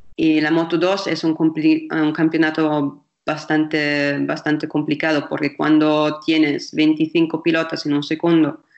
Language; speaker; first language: Spanish; non-native, fluent; German